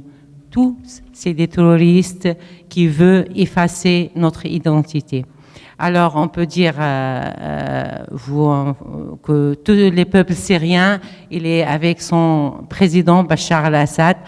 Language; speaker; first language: French; non-native, fluent; Arabic